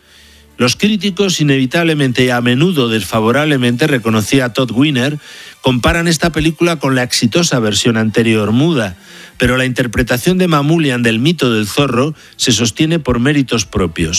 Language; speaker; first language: Spanish; native; Spanish